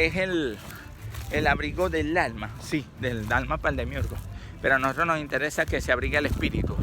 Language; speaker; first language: Spanish; native; Spanish